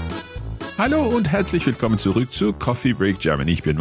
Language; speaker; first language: German; non-native, fluent; English